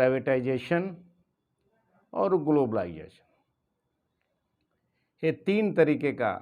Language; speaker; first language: Hindi; native; Hindi